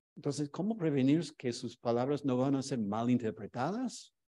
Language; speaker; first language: Spanish; non-native, fluent; English